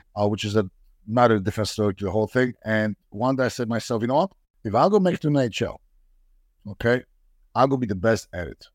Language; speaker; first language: English; non-native, fluent; Polish